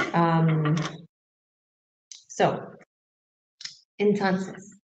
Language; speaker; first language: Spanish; non-native, learner; English